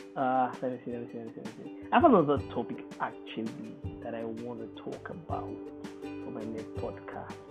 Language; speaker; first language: English; non-native, local second language; Yoruba